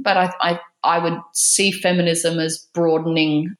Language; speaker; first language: English; native; English